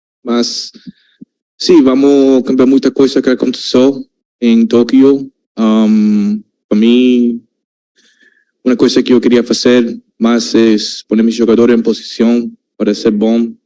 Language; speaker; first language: Portuguese; non-native, learner; English